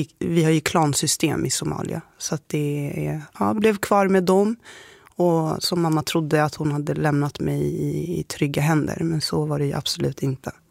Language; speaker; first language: Swedish; early bilingual, other home language; Somali